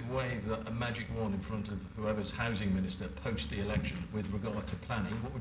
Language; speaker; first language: English; native; English